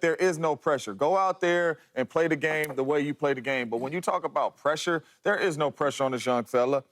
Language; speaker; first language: English; native; English